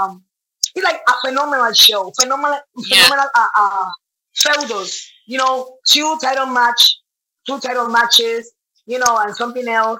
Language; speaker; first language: English; non-native, learner; Spanish